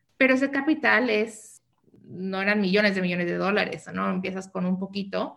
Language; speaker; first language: Spanish; native; Spanish